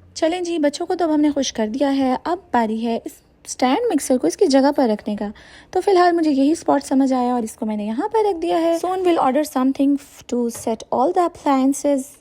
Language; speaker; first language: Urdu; native; Urdu